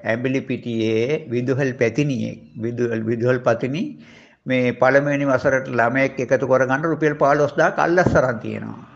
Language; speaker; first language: Sinhala; non-native, local second language; Tamil